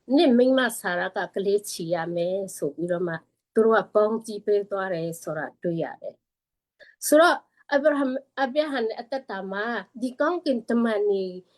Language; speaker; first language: Burmese; non-native, local second language; Tedim Chin